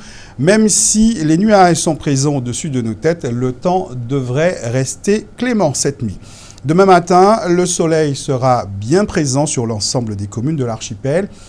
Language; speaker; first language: French; native; French